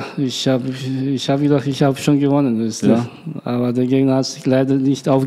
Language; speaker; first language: German; non-native, learner; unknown